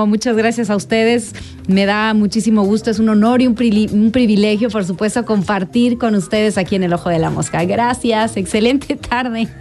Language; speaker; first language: Spanish; native; Spanish